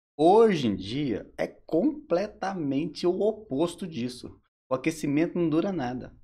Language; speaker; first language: Portuguese; native; Portuguese